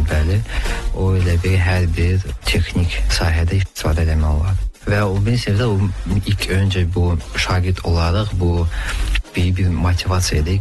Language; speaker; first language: Azerbaijani; early bilingual, heritage; Azerbaijani